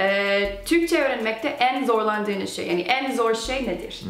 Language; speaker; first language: Turkish; non-native, fluent; Korean